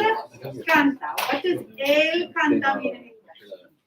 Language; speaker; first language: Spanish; non-native, fluent; English